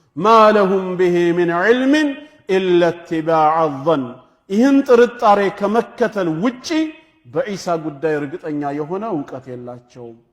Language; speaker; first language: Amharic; non-native, local second language; Oromo